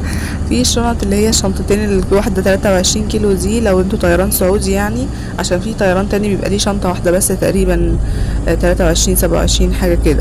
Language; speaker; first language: Arabic; native; Arabic